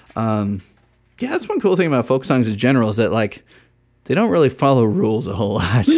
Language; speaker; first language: English; native; English